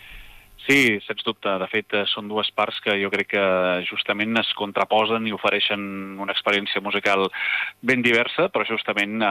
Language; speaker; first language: Catalan; native; Catalan